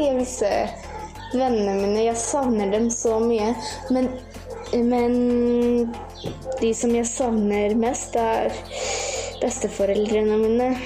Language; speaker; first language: Norwegian; early bilingual, heritage; Greek